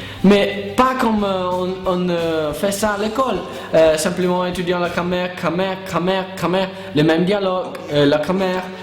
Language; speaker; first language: French; non-native, learner; Italian